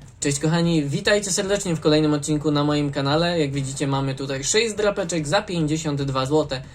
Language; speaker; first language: Polish; native; Polish